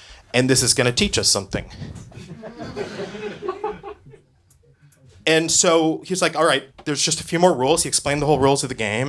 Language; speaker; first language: English; native; English